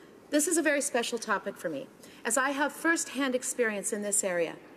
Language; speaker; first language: English; native; English